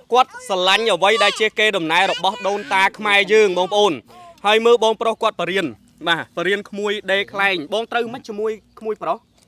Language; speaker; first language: Khmer; native; Khmer